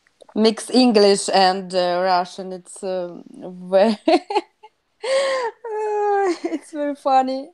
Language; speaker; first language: English; non-native, learner; Russian